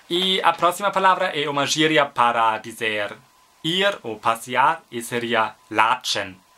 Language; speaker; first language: Portuguese; non-native, learner; German